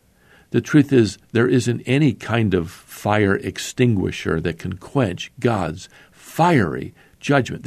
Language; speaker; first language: English; native; English